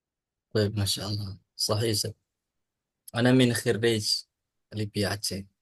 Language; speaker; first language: Arabic; non-native, fluent; Indonesian